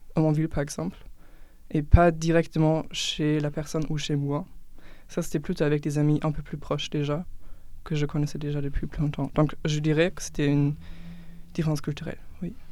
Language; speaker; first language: French; non-native, fluent; German